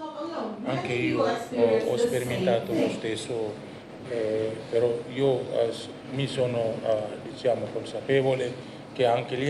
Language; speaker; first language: Italian; non-native, learner; Indonesian